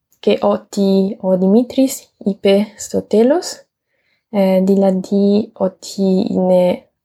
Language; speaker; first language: Greek; non-native, learner; Italian